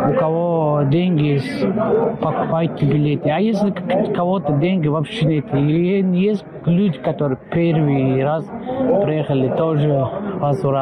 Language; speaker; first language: Russian; non-native, learner; Tajik